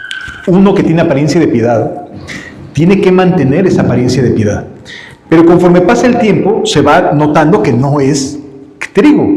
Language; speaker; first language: Spanish; native; Spanish